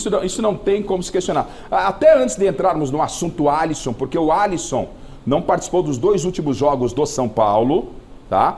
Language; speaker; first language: Portuguese; native; Portuguese